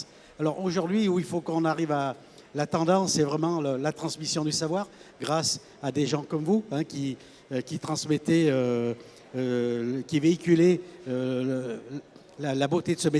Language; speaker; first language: French; native; French